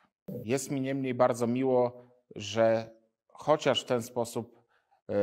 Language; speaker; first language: Polish; native; Polish